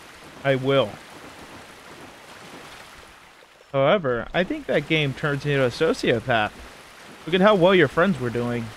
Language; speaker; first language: English; native; English